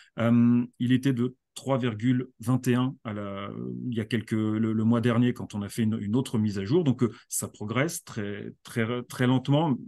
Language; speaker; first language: French; native; French